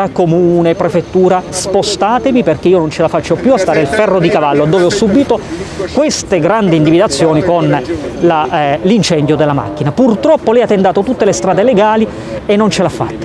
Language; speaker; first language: Italian; native; Italian